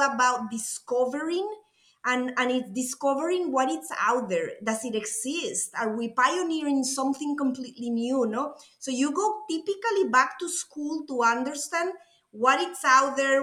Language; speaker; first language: English; non-native, fluent; Spanish